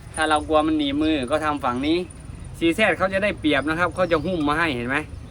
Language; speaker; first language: Thai; native; Thai